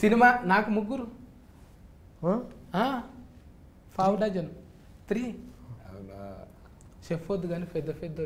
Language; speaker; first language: Telugu; native; Telugu